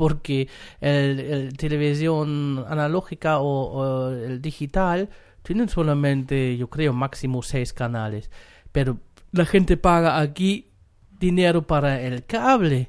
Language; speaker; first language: Spanish; non-native, fluent; German